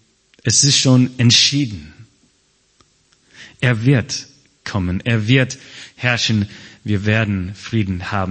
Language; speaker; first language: German; non-native, fluent; English